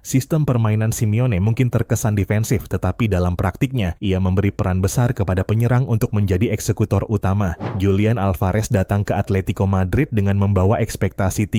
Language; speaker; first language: Indonesian; native; Indonesian